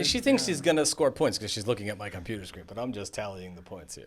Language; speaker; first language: English; native; English